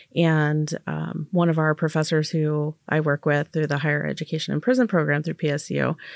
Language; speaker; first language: English; native; English